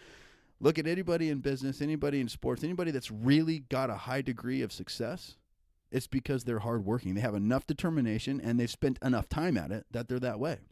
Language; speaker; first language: English; native; English